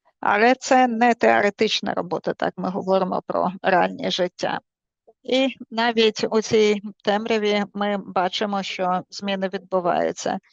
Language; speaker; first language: Ukrainian; native; Ukrainian